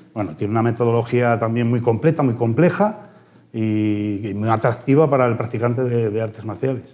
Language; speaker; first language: Spanish; native; Spanish